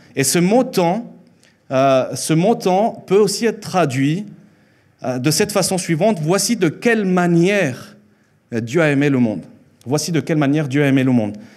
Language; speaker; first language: French; early bilingual, other home language; Spanish